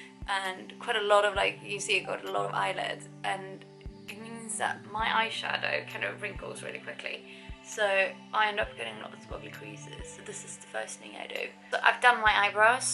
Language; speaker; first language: English; non-native, fluent; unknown